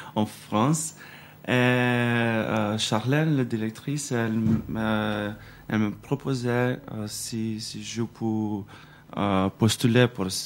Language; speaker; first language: French; non-native, learner; Macedonian